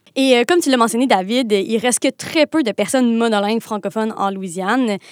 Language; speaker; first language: French; native; French